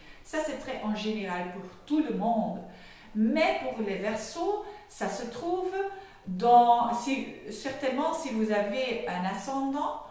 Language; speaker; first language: French; non-native, fluent; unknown